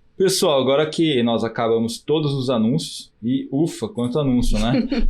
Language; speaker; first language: Portuguese; native; Portuguese